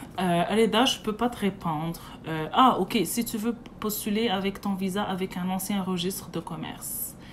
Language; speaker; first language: French; non-native, local second language; Arabic